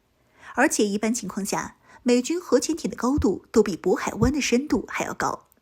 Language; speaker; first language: Chinese; native; Chinese